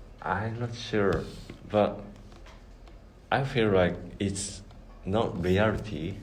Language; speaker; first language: English; non-native, learner; Japanese